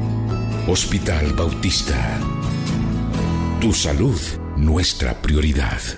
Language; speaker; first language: Spanish; native; Spanish